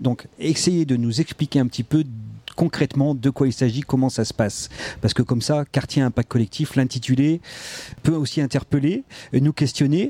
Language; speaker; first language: French; native; French